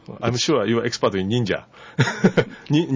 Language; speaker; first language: English; non-native, learner; Japanese